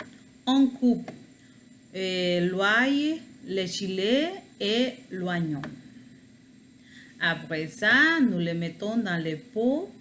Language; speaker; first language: French; non-native, learner; Spanish